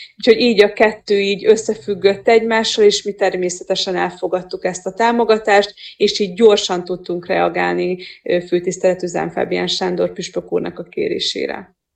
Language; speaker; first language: Hungarian; native; Hungarian